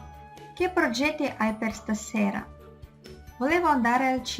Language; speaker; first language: Italian; non-native, fluent; Russian